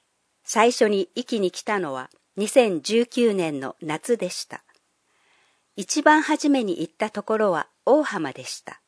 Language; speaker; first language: Japanese; non-native, fluent; English